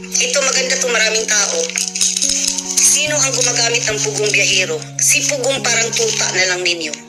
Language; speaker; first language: Filipino; non-native, local second language; Cebuano